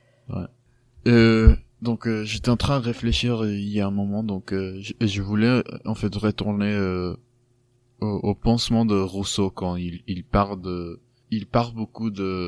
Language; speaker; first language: French; non-native, fluent; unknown